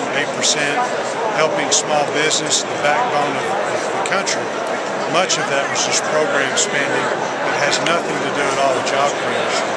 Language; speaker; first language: English; native; English